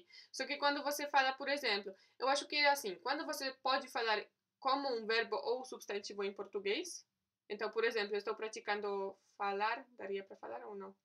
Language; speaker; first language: Portuguese; non-native, fluent; Polish